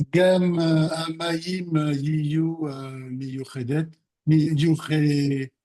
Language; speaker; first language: Hebrew; non-native, learner; French